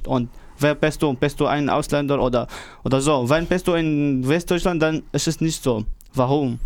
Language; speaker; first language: German; non-native, learner; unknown